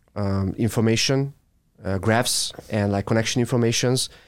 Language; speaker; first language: English; non-native, fluent; Hungarian